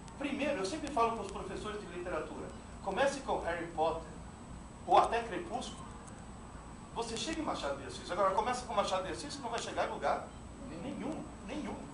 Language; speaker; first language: Portuguese; non-native, fluent; Italian